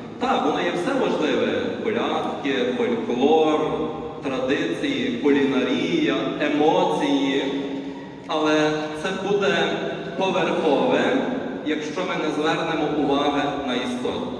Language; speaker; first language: Ukrainian; native; Ukrainian